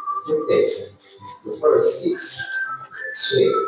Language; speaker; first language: English; non-native, fluent; Indonesian